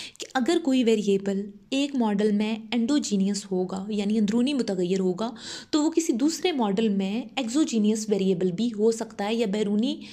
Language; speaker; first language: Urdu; non-native, local second language; Punjabi